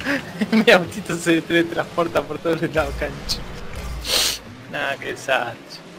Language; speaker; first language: Spanish; native; Spanish